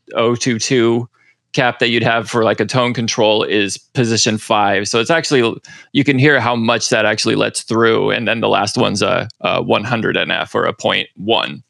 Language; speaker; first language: English; native; English